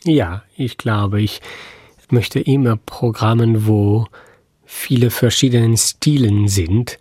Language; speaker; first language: German; non-native, fluent; French